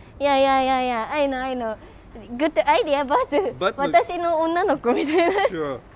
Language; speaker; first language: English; non-native, learner; Japanese